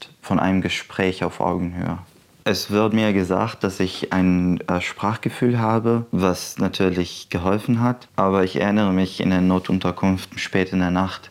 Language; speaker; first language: German; non-native, fluent; Arabic